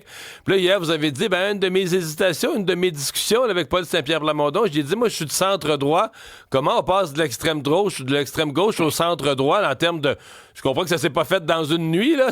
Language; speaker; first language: French; native; French